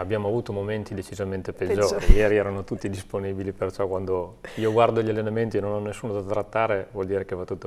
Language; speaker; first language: Italian; native; Italian